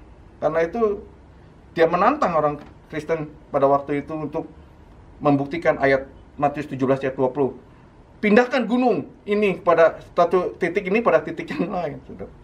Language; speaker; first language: Indonesian; native; Indonesian